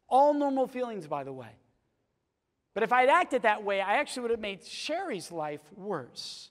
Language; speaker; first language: English; native; English